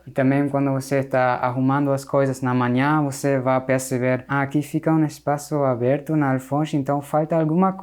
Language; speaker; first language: Portuguese; non-native, fluent; German